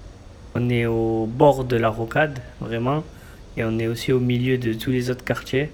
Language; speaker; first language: French; native; French